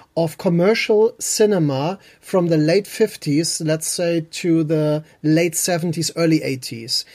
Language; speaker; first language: English; non-native, fluent; German